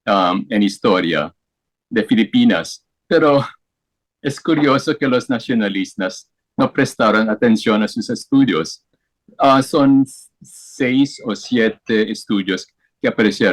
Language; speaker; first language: Spanish; non-native, fluent; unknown